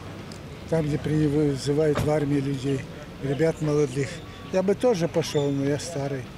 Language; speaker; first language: Polish; early bilingual, heritage; Russian